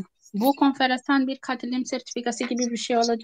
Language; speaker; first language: Turkish; non-native, learner; Portuguese